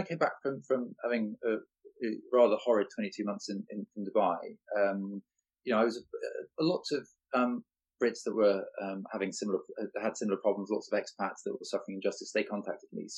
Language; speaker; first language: English; native; English